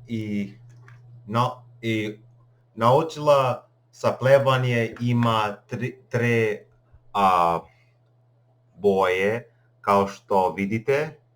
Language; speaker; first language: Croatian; non-native, learner; English